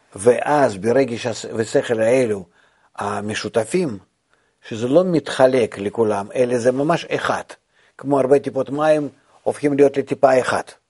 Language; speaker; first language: Hebrew; non-native, fluent; Russian